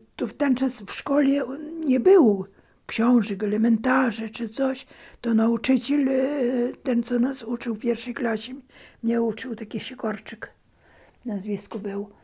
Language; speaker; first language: Polish; early bilingual, heritage; Polish